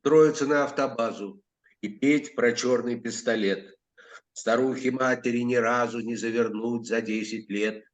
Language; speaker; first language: Russian; native; Russian